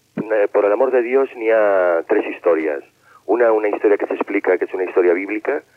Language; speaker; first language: Catalan; non-native, local second language; Spanish